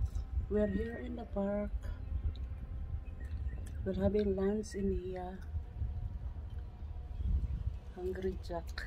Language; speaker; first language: English; non-native, learner; Filipino